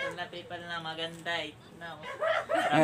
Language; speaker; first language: Filipino; non-native, learner; Malayalam